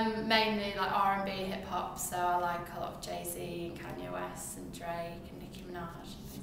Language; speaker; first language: English; native; English